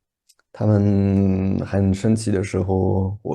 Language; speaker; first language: Chinese; non-native, learner; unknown